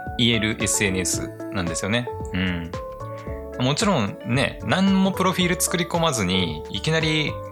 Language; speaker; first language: Japanese; native; Japanese